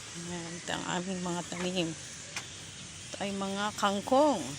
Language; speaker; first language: Filipino; non-native, local second language; Bikol